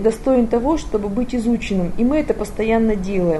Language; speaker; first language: Russian; native; Russian